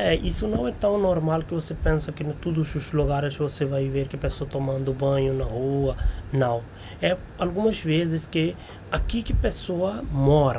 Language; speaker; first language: Portuguese; non-native, learner; Hindi